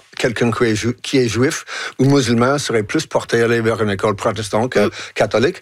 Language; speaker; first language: French; non-native, local second language; English